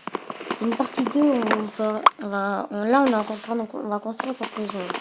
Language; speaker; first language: French; native; French